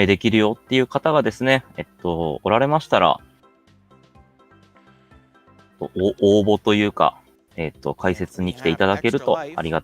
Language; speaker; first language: Japanese; native; Japanese